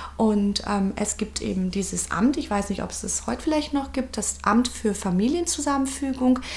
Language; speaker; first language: German; early bilingual, other home language; Vietnamese